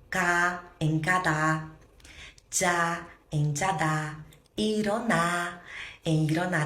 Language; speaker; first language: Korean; non-native, fluent; Portuguese